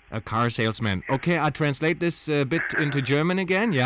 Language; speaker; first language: English; non-native, fluent; German